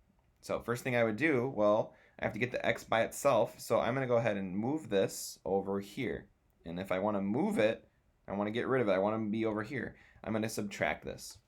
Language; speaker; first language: English; native; English